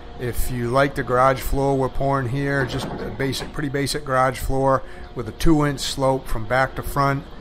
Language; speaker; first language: English; native; English